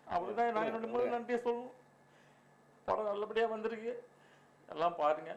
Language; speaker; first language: Tamil; native; Tamil